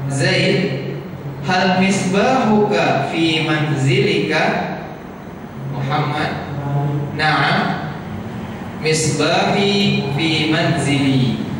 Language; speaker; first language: Arabic; non-native, fluent; Indonesian